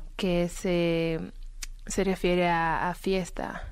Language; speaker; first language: Spanish; native; Spanish